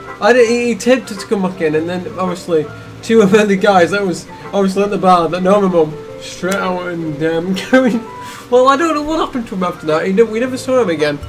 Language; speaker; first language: English; native; English